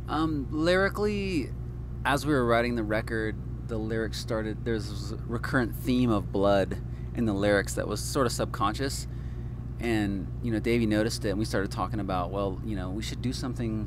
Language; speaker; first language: English; native; English